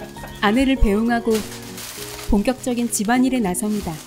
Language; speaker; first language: Korean; native; Korean